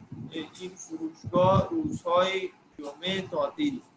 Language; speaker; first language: Persian; non-native, learner; Urdu